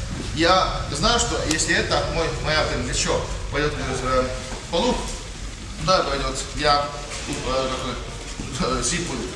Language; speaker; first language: Russian; non-native, learner; Estonian